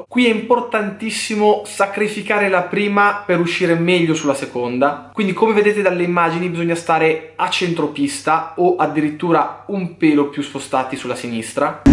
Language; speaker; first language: Italian; native; Italian